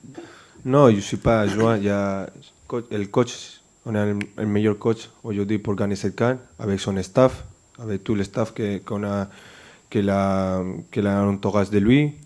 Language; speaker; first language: French; non-native, fluent; Spanish